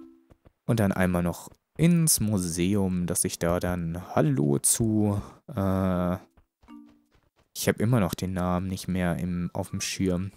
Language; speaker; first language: German; native; German